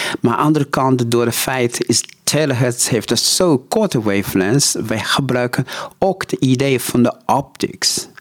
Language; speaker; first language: Dutch; non-native, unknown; Chinese